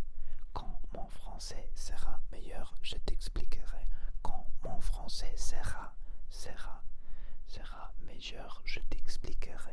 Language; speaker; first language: French; non-native, learner; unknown